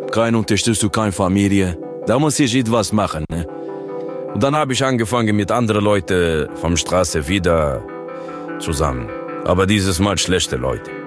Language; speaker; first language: German; non-native, fluent; French